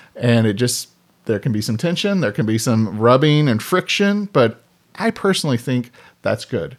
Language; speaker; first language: English; native; English